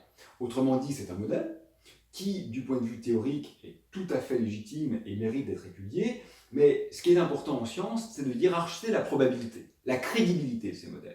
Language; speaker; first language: French; native; French